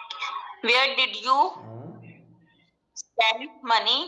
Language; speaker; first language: English; non-native, learner; Punjabi